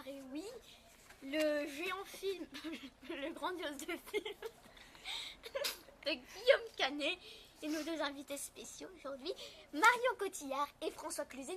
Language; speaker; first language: French; native; French